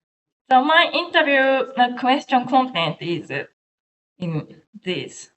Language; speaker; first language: English; non-native, learner; Japanese